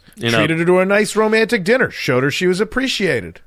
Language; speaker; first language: English; native; English